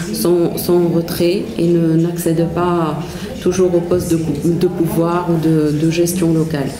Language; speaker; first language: French; non-native, local second language; Arabic